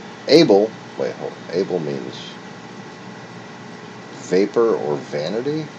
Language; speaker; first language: English; native; English